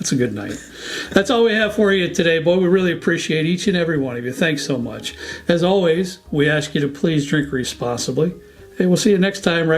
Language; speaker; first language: English; native; English